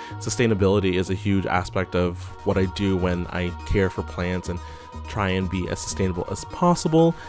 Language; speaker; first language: English; native; English